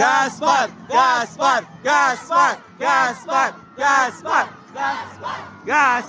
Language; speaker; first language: Spanish; non-native, learner; Filipino